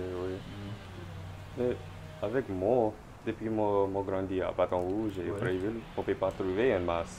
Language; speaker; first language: French; non-native, learner; English